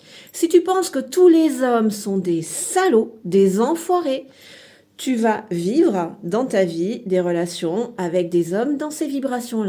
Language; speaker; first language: French; native; French